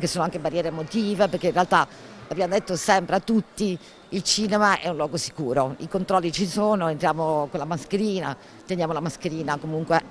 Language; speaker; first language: Italian; native; Italian